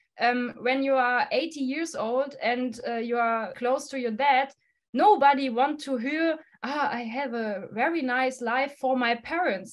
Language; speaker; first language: English; non-native, fluent; German